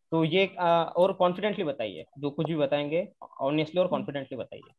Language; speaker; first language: Hindi; non-native, local second language; Marathi